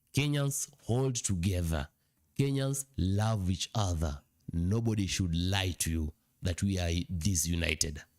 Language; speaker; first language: English; non-native, local second language; Swahili